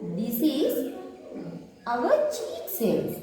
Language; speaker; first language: English; non-native, local second language; Sinhala